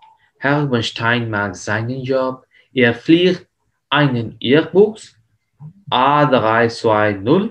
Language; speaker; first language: German; non-native, learner; Hindi